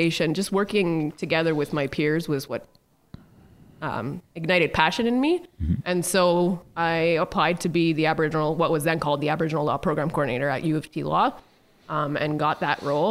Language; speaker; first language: English; native; English